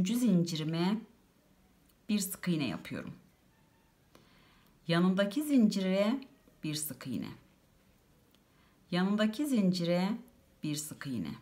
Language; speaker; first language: Turkish; native; Turkish